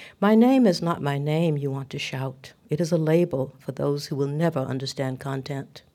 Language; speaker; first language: English; native; English